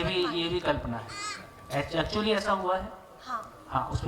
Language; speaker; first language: Hindi; native; Hindi